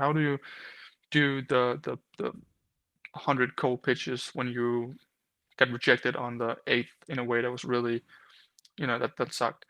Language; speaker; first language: English; non-native, fluent; Danish